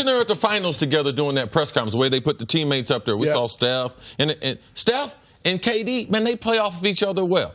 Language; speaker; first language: English; native; English